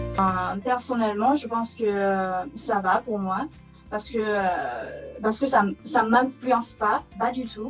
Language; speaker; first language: French; non-native, fluent; Chinese